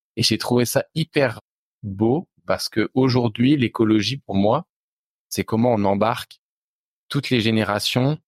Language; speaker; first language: French; native; French